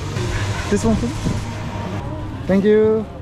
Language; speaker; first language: English; non-native, learner; Korean